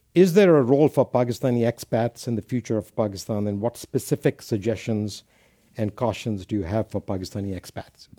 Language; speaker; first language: English; non-native, local second language; Urdu